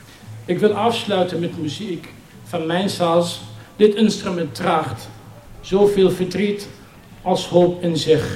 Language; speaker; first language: Dutch; non-native, fluent; Arabic